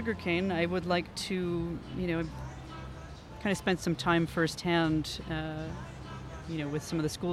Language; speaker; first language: English; native; English